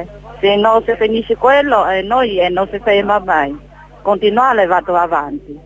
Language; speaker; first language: Italian; non-native, learner; Chinese